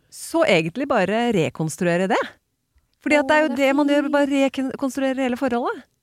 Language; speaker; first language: Norwegian; native; Norwegian